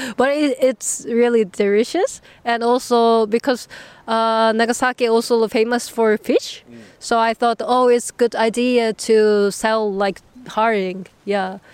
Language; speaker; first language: English; non-native, learner; Japanese